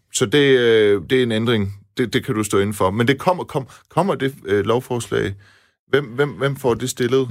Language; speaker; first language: Danish; early bilingual, other home language; Persian